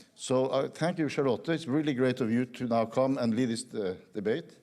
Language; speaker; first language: English; non-native, fluent; Norwegian